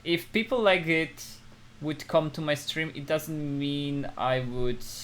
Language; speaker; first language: English; non-native, fluent; Polish